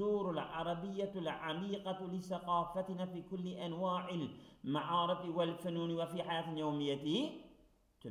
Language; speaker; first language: Arabic; non-native, fluent; Turkish